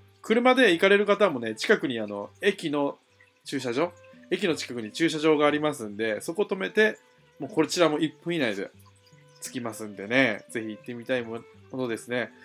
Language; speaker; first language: Japanese; native; Japanese